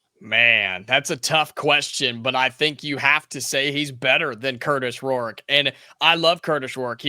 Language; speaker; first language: English; native; English